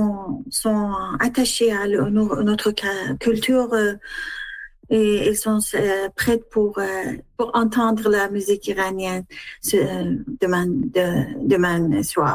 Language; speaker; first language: French; non-native, learner; Persian